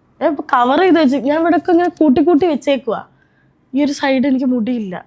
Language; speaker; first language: Malayalam; native; Malayalam